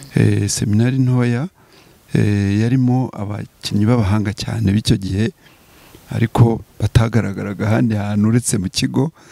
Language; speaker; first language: Kinyarwanda; native; Kinyarwanda